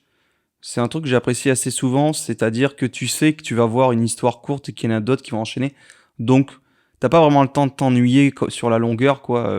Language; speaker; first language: French; native; French